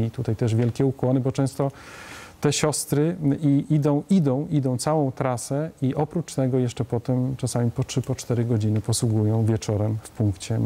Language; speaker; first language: Polish; native; Polish